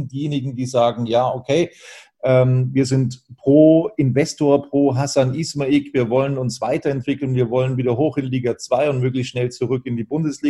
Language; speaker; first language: German; native; German